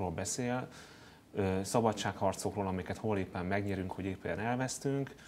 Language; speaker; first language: Hungarian; native; Hungarian